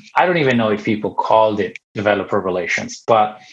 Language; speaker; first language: English; non-native, fluent; Italian